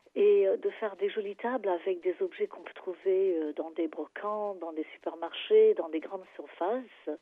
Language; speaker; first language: French; non-native, fluent; English